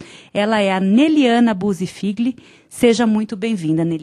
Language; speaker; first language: Portuguese; native; Portuguese